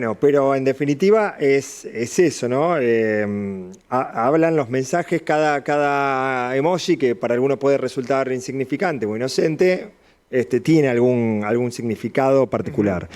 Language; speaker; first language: Spanish; native; Spanish